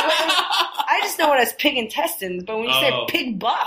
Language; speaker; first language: English; non-native, fluent; Chinese